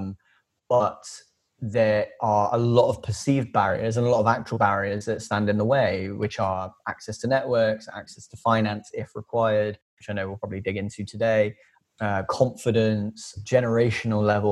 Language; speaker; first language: English; native; English